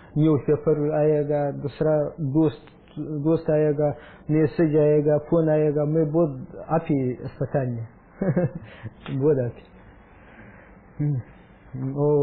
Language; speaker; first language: Hindi; non-native, learner; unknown